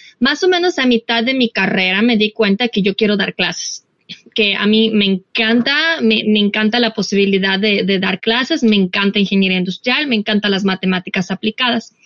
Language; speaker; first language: Spanish; non-native, fluent; Russian